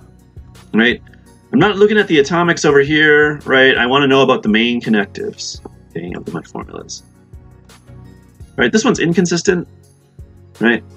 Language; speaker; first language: English; native; English